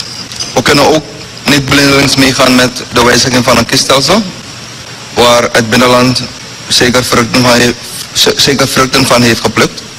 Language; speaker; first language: Dutch; non-native, local second language; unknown